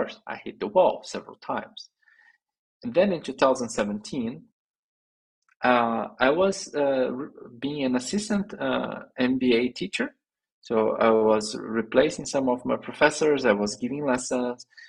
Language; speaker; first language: English; non-native, fluent; Portuguese